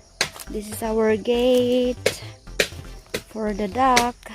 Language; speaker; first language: English; non-native, local second language; Filipino